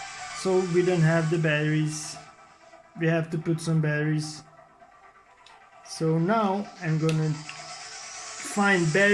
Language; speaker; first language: English; non-native, fluent; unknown